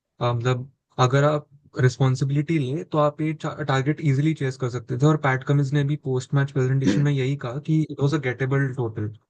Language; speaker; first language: Hindi; native; Hindi